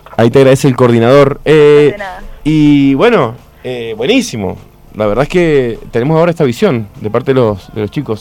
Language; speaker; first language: Spanish; native; Spanish